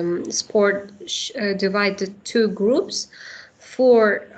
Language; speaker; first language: English; non-native, learner; Kazakh